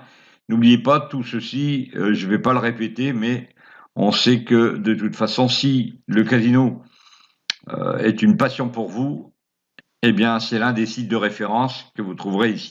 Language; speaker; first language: French; native; French